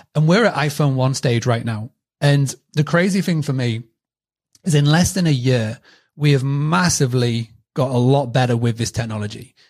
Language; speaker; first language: English; native; English